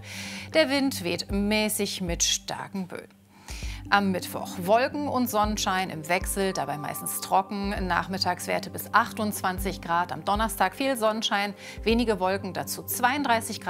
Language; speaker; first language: German; native; German